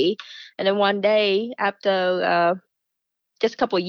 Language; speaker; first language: English; non-native, fluent; Vietnamese